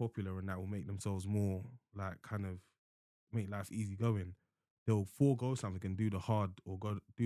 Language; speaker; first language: English; native; English